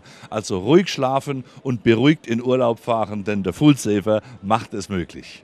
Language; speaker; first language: German; native; German